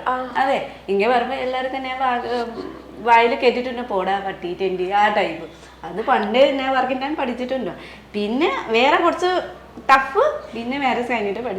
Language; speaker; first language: Malayalam; non-native, fluent; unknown